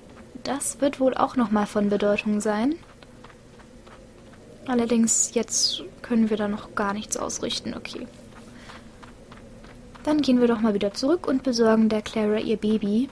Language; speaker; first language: German; native; German